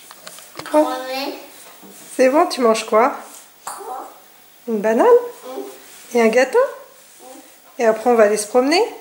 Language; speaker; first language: French; native; French